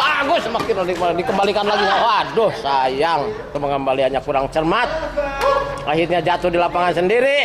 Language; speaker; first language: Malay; non-native, local second language; Javanese